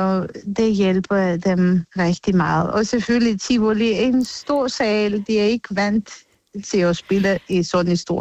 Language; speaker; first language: Danish; non-native, fluent; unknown